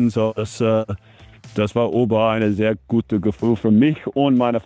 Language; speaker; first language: German; non-native, learner; English